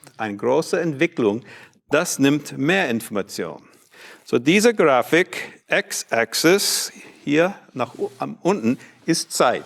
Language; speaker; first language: German; non-native, learner; English